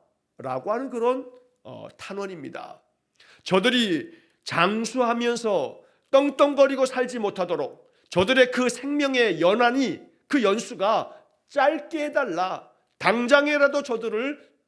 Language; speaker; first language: Korean; native; Korean